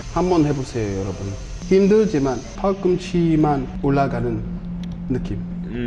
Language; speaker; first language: Korean; non-native, learner; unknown